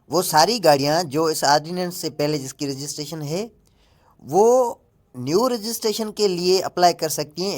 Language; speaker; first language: Urdu; native; Urdu